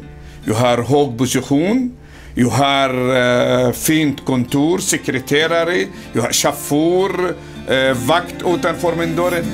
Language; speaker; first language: Swedish; non-native, learner; Arabic